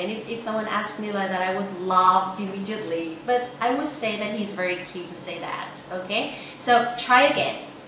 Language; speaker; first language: English; non-native, fluent; Vietnamese